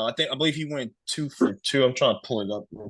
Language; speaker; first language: English; native; English